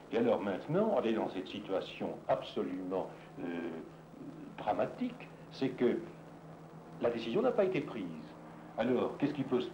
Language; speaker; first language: French; native; French